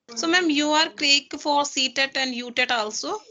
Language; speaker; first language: English; non-native, learner; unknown